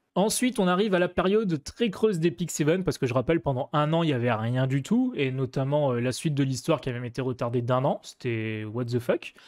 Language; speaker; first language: French; native; French